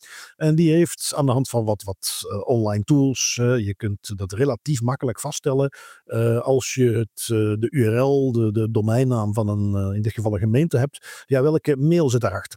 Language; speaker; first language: Dutch; native; Dutch